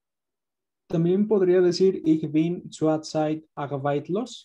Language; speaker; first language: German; non-native, learner; Spanish